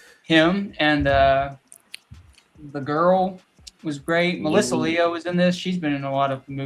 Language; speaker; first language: English; native; English